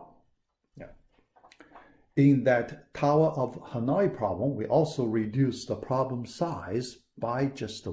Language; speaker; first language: English; non-native, fluent; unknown